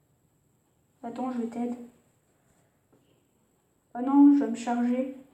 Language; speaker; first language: French; native; French